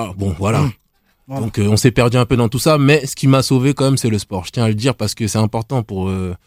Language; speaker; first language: French; native; French